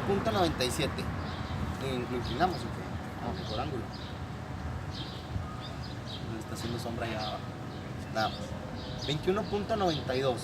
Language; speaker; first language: Spanish; native; Spanish